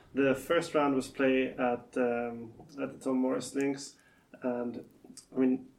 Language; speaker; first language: English; non-native, fluent; Swedish